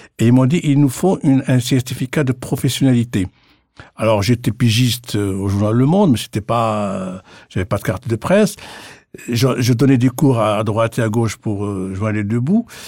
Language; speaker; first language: French; non-native, local second language; Arabic